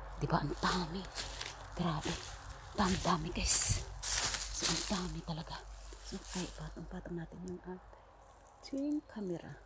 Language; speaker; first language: Filipino; non-native, local second language; Cebuano